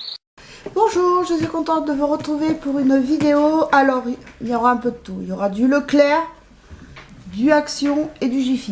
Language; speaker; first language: French; native; French